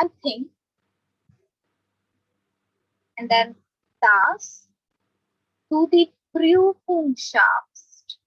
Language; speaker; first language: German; non-native, fluent; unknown